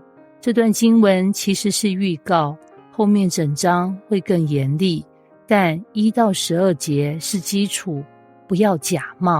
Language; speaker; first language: Chinese; native; Chinese